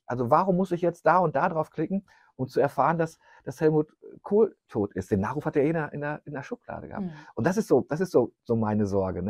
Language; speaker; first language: German; native; German